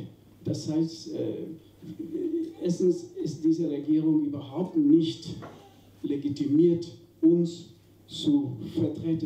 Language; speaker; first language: German; non-native, fluent; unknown